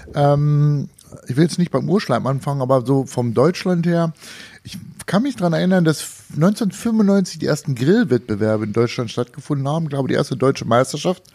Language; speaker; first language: German; native; German